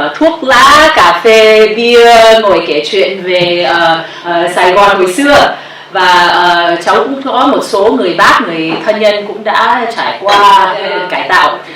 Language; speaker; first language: Vietnamese; early bilingual, heritage; Vietnamese